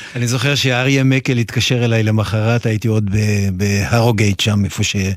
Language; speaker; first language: Hebrew; non-native, fluent; French